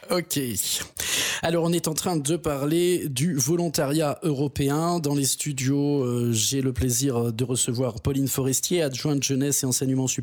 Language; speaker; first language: French; native; French